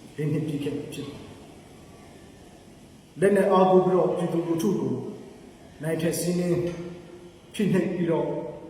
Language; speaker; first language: Burmese; non-native, local second language; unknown